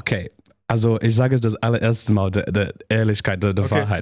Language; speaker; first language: German; non-native, learner; English